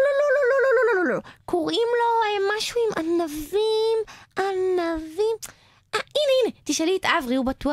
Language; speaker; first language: Hebrew; native; Hebrew